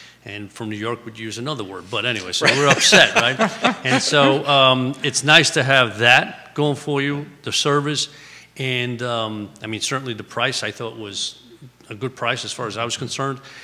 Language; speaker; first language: English; early bilingual, other home language; Spanish